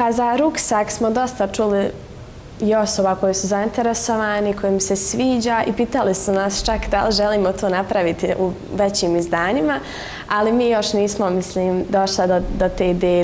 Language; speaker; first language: Bosnian; native; Bosnian